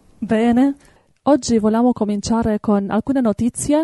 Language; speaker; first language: Italian; native; Italian